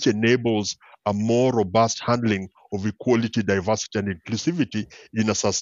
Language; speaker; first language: English; non-native, local second language; Luo (Kenya and Tanzania)